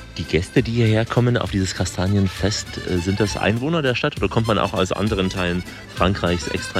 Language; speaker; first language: German; native; German